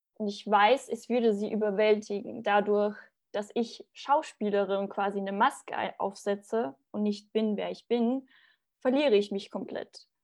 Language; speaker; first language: German; early bilingual, other home language; Bosnian